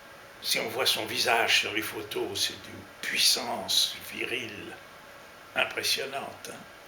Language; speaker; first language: French; native; French